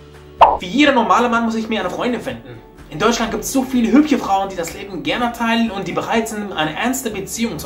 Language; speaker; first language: German; non-native, fluent; Arabic